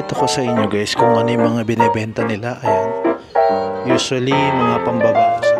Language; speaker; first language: Filipino; native; Filipino